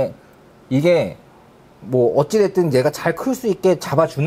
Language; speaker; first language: Korean; native; Korean